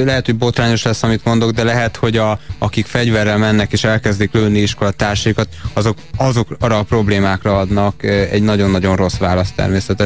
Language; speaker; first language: Hungarian; native; Hungarian